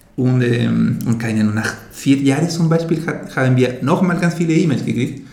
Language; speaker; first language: German; non-native, learner; Spanish